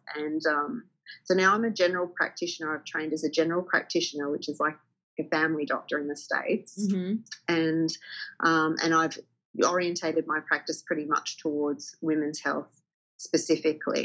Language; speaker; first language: English; native; English